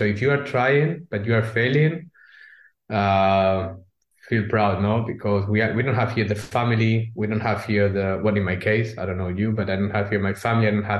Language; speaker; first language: English; non-native, fluent; Spanish